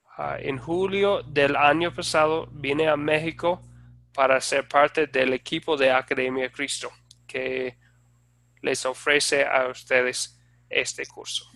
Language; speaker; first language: Spanish; non-native, fluent; English